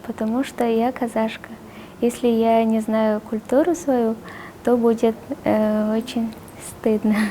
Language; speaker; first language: Russian; non-native, local second language; Kazakh